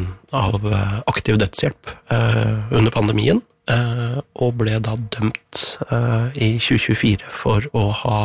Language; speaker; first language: Norwegian; native; Norwegian